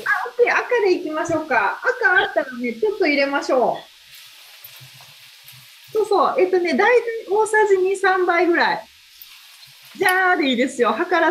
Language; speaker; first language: Japanese; native; Japanese